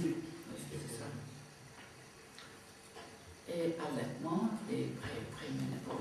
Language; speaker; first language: French; non-native, fluent; English